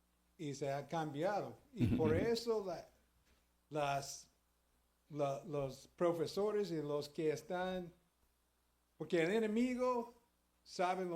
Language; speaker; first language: Spanish; early bilingual, heritage; Spanish